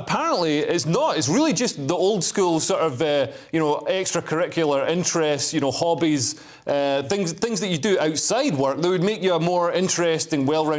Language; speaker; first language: English; native; English